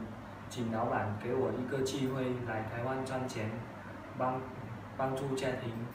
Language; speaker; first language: Chinese; non-native, learner; Vietnamese